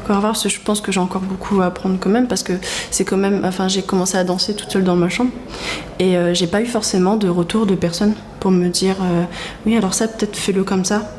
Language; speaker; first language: French; non-native, learner; Japanese